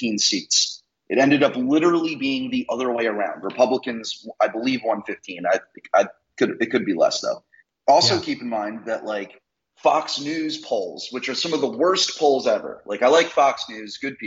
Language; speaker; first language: English; native; English